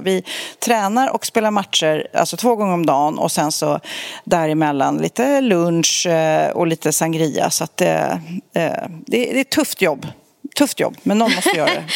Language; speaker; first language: Swedish; native; Swedish